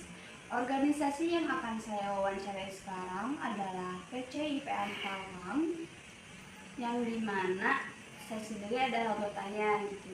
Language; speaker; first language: Indonesian; native; Indonesian